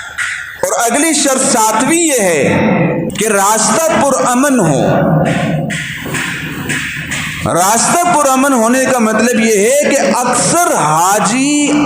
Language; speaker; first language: Urdu; native; Urdu